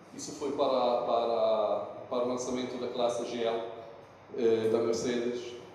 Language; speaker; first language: Portuguese; non-native, fluent; Italian